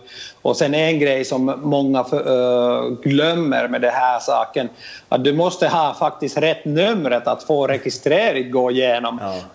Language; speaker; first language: Swedish; non-native, fluent; Finnish